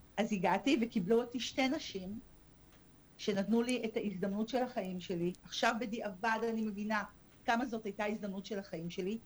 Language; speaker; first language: Hebrew; early bilingual, other home language; Russian